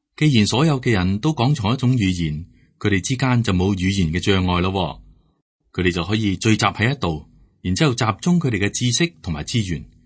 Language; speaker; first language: Cantonese; native; Cantonese